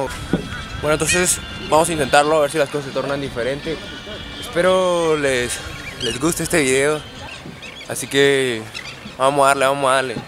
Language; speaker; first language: Spanish; native; Spanish